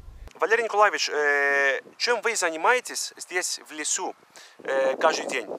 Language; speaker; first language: Russian; non-native, fluent; Greek